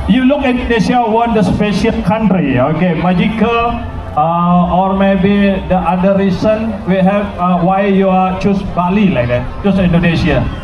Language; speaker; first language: English; non-native, learner; Indonesian